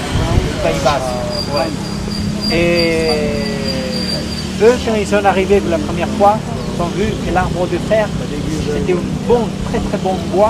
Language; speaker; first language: French; non-native, fluent; Spanish